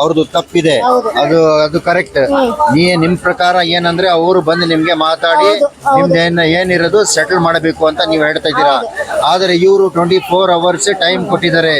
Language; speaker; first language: Kannada; non-native, local second language; Urdu